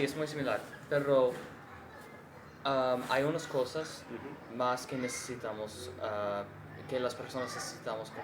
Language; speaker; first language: Spanish; non-native, learner; English